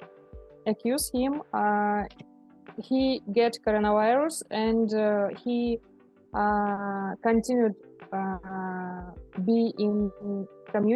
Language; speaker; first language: English; non-native, learner; Russian